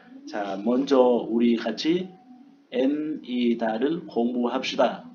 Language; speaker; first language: Korean; non-native, fluent; Lao